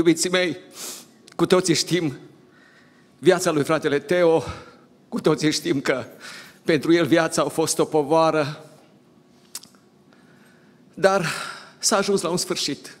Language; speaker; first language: Romanian; native; Romanian